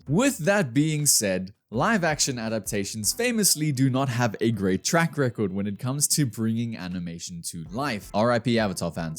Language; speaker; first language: English; native; English